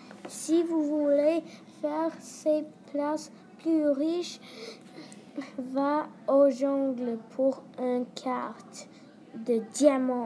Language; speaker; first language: French; non-native, learner; English